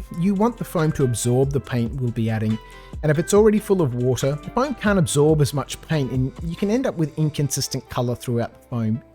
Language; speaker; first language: English; native; English